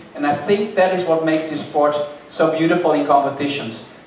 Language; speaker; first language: English; non-native, fluent; Dutch